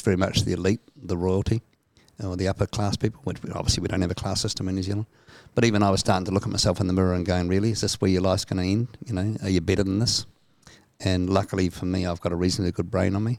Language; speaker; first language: English; native; English